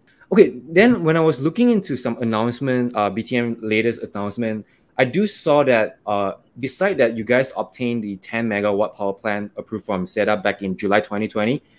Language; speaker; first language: English; non-native, local second language; Chinese